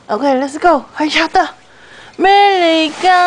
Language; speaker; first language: Cantonese; native; Cantonese